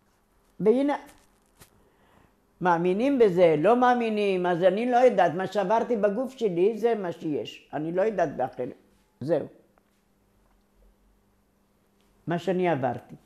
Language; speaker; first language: Hebrew; non-native, local second language; Ladino